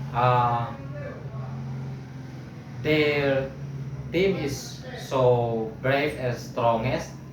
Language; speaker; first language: English; non-native, learner; Indonesian